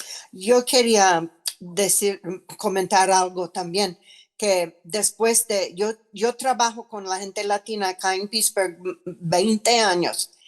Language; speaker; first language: Spanish; non-native, fluent; English